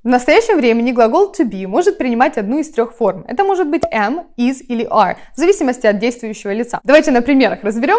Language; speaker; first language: Russian; native; Russian